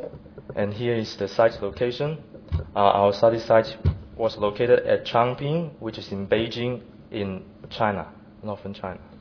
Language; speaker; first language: English; non-native, fluent; Chinese